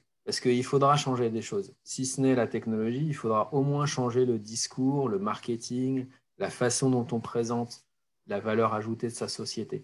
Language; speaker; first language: French; native; French